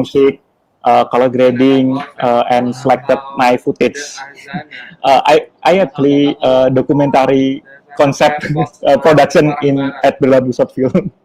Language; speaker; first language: English; non-native, learner; Indonesian